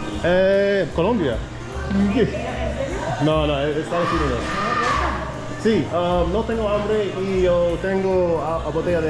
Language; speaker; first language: Spanish; non-native, learner; English